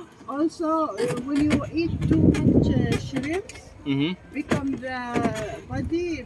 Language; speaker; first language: English; non-native, learner; Arabic